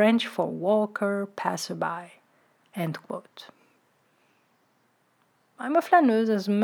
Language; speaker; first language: English; non-native, fluent; Turkish